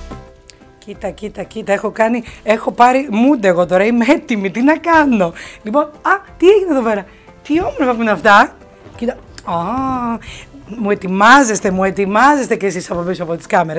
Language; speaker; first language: Greek; native; Greek